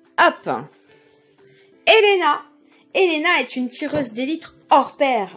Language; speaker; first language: French; native; French